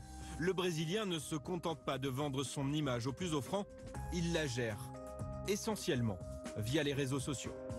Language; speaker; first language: French; native; French